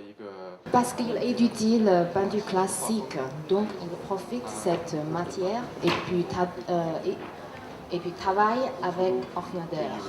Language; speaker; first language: French; non-native, learner; Chinese